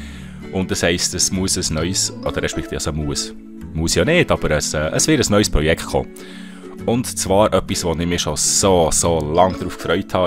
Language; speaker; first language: German; native; German